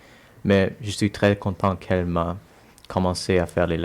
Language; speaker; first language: French; non-native, local second language; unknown